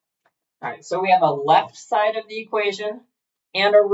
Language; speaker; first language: English; native; English